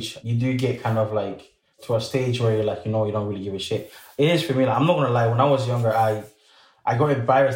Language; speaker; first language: English; early bilingual, other home language; French